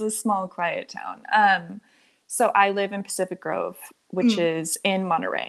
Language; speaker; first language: English; native; English